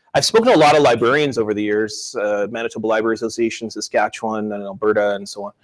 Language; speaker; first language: English; native; English